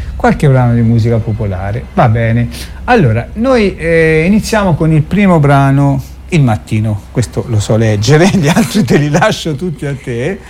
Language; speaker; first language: Italian; native; Italian